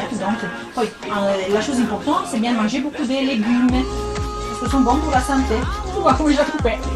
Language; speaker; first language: French; non-native, fluent; Italian